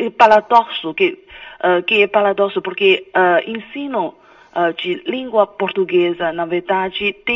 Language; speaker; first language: Portuguese; non-native, fluent; Chinese